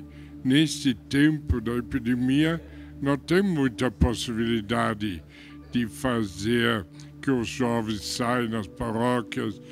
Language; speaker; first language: Portuguese; non-native, fluent; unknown